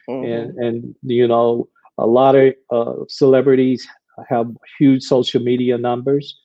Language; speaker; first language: English; native; English